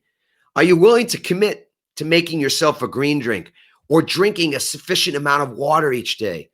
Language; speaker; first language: English; native; English